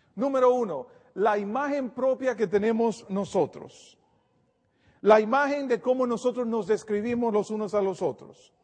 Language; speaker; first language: Spanish; native; Spanish